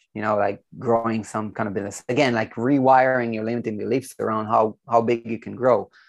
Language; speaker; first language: English; non-native, fluent; Hebrew